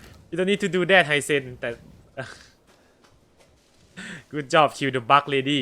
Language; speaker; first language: English; non-native, learner; Thai